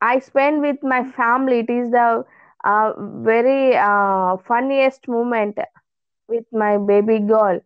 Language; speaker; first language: English; non-native, local second language; Telugu